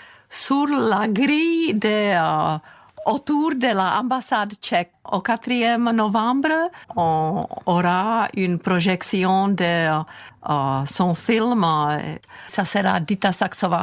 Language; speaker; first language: French; non-native, fluent; Czech